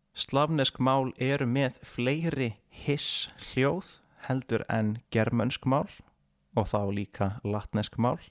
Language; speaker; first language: Icelandic; native; Icelandic